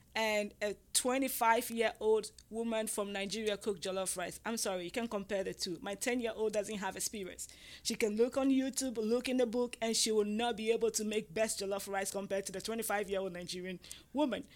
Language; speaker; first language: English; non-native, local second language; Ga